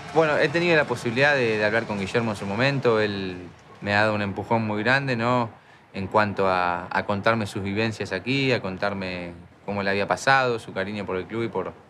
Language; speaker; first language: Spanish; native; Spanish